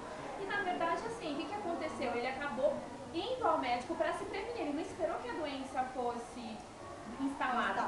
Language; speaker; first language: Portuguese; native; Portuguese